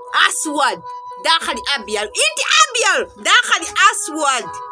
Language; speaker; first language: Arabic; non-native, learner; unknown